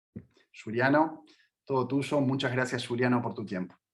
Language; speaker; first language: Spanish; native; Spanish